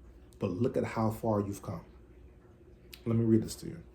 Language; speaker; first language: English; native; English